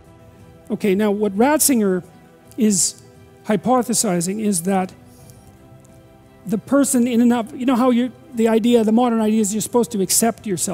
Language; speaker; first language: English; native; English